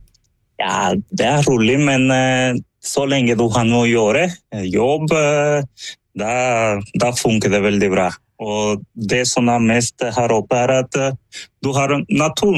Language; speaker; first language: Norwegian; non-native, fluent; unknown